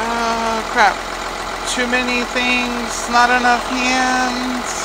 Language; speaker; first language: English; native; English